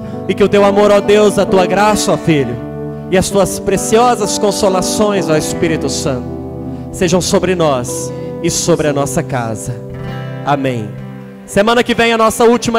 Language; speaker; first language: Portuguese; native; Portuguese